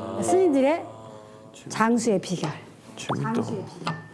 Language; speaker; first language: Korean; native; Korean